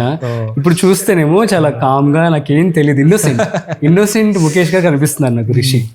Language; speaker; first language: Telugu; native; Telugu